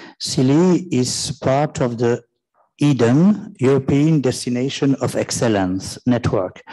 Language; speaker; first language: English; non-native, learner; French